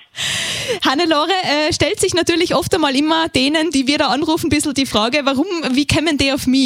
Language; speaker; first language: German; native; German